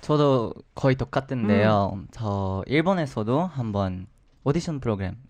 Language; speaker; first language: Korean; non-native, fluent; Japanese